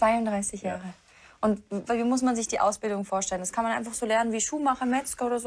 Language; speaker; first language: German; native; German